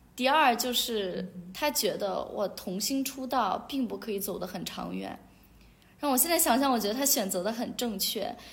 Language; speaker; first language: Chinese; non-native, local second language; Uyghur